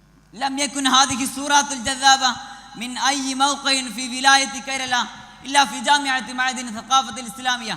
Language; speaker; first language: Arabic; non-native, learner; Malayalam